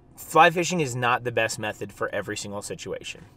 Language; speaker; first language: English; native; English